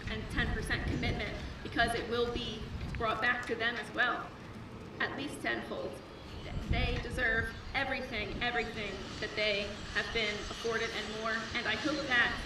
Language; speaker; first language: English; native; English